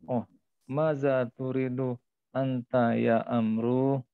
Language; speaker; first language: Arabic; non-native, learner; Indonesian